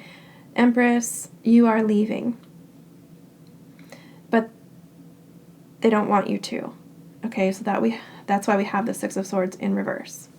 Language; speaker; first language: English; native; English